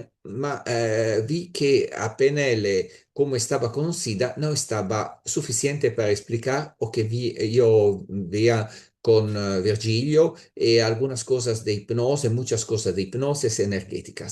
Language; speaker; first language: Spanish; non-native, learner; Italian